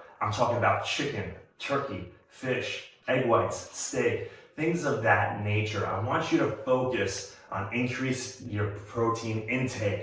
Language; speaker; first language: English; native; English